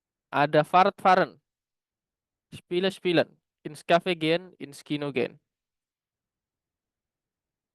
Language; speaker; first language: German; non-native, learner; Indonesian